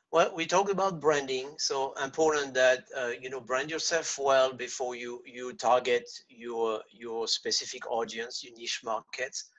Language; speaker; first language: English; non-native, fluent; French